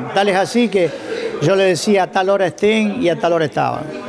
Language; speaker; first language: Spanish; native; Spanish